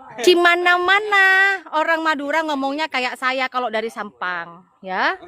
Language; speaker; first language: Indonesian; non-native, local second language; Madurese